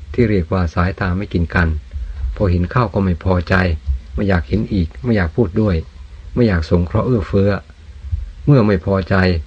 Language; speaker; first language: Thai; native; Thai